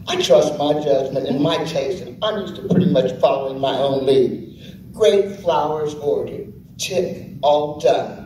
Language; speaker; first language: English; native; English